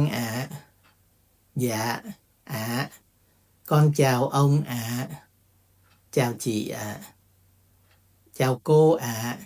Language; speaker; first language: Vietnamese; early bilingual, heritage; Vietnamese